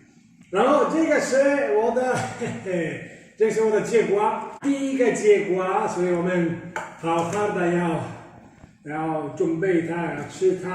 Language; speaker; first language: Chinese; non-native, fluent; Italian